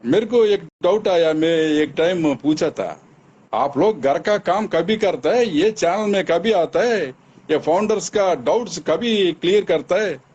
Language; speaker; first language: Hindi; non-native, local second language; Telugu